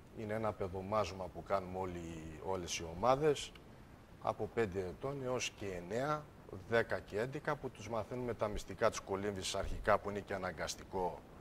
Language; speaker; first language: Greek; early bilingual, heritage; Greek